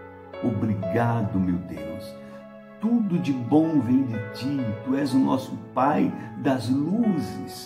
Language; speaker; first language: Portuguese; native; Portuguese